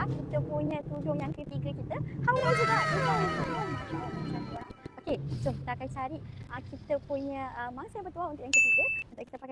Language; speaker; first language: Malay; native; Malay